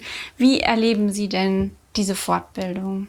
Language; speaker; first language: German; native; German